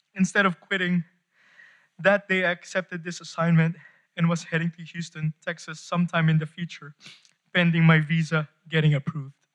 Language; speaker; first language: English; non-native, local second language; Filipino